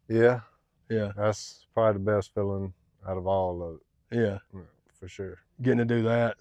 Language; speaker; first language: English; native; English